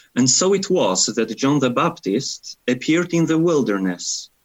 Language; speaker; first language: English; non-native, fluent; Polish